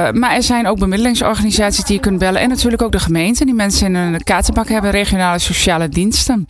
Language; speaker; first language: Dutch; native; Dutch